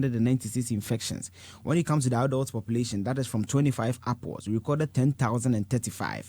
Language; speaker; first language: English; non-native, local second language; Akan